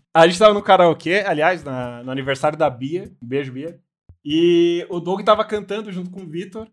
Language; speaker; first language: Portuguese; native; Portuguese